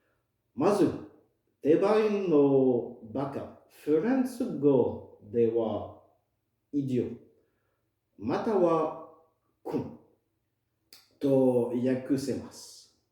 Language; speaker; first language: Japanese; non-native, fluent; French